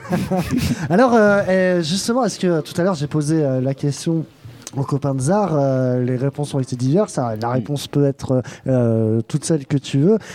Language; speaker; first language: French; native; French